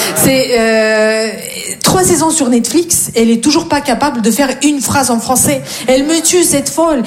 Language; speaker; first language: French; non-native, fluent; Russian